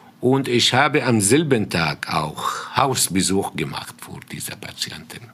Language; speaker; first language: German; non-native, fluent; Arabic